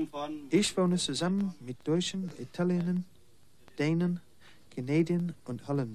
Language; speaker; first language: German; non-native, learner; English